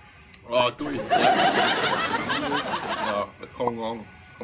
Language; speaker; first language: Vietnamese; non-native, learner; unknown